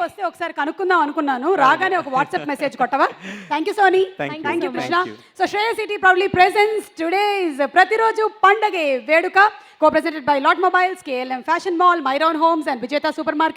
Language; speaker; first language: Telugu; native; Telugu